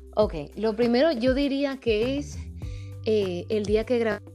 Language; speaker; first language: Spanish; early bilingual, heritage; Spanish